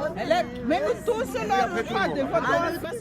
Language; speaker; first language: French; non-native, local second language; Malagasy